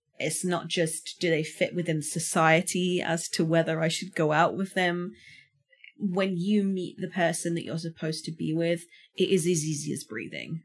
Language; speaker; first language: English; native; English